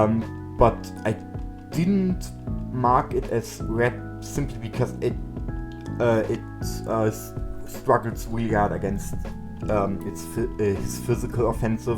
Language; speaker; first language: English; non-native, fluent; German